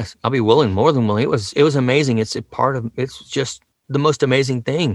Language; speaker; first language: English; native; English